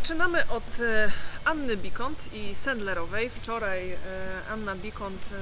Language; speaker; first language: Polish; native; Polish